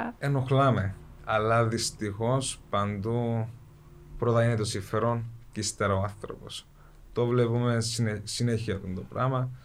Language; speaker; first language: Greek; early bilingual, other home language; Kurdish